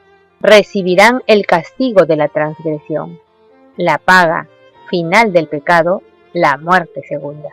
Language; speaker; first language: Spanish; native; Spanish